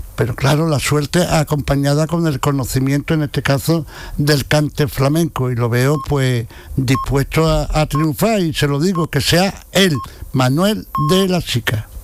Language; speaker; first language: Spanish; native; Spanish